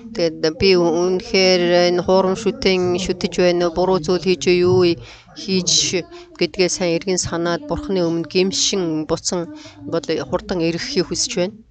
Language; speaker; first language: Mongolian; non-native, fluent; Korean